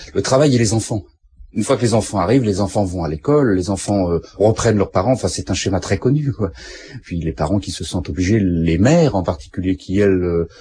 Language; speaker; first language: French; native; French